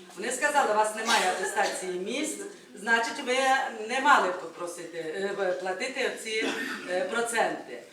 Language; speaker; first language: Ukrainian; native; Ukrainian